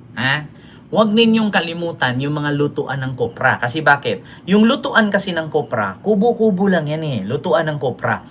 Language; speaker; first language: Filipino; non-native, local second language; Cebuano